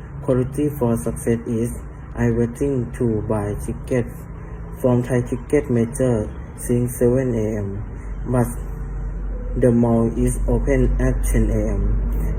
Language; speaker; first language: English; non-native, learner; Thai